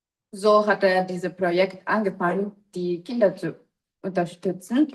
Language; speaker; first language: German; non-native, fluent; Japanese